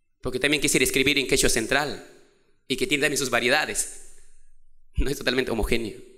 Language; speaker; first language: Spanish; non-native, local second language; Quechua